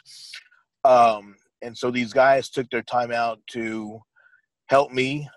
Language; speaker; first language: English; native; English